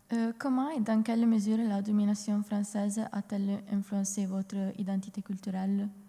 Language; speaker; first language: French; non-native, learner; Italian